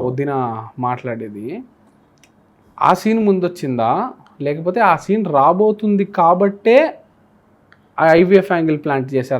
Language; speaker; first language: Telugu; native; Telugu